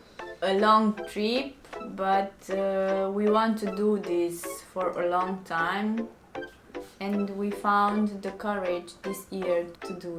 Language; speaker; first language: English; non-native, learner; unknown